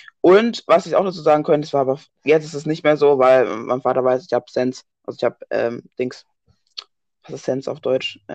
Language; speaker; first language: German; early bilingual, other home language; English